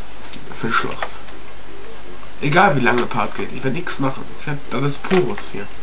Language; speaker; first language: German; native; German